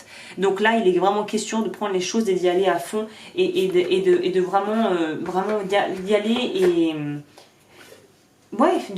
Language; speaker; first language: French; native; French